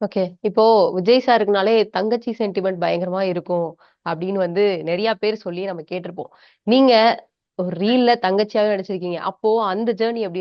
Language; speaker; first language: Tamil; native; Tamil